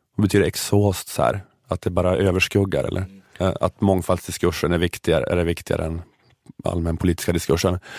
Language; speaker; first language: Swedish; native; Swedish